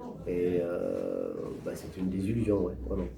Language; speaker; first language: French; native; French